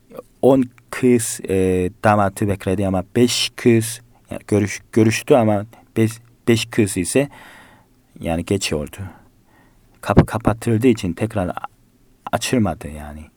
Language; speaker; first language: Turkish; non-native, learner; Korean